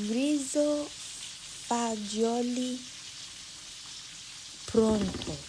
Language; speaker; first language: Italian; non-native, learner; Akan